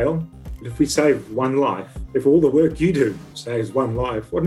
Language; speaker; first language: English; native; English